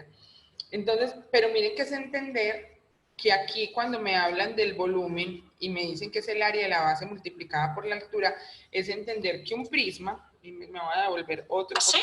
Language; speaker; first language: Spanish; native; Spanish